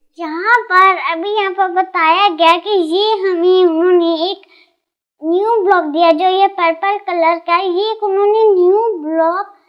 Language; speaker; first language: Hindi; non-native, local second language; Punjabi